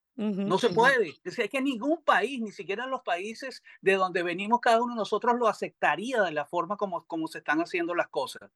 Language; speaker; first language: Spanish; native; Spanish